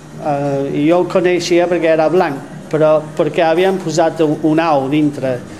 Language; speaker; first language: Catalan; non-native, fluent; English